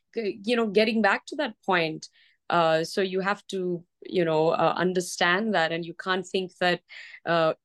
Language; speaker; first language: English; early bilingual, other home language; Arabic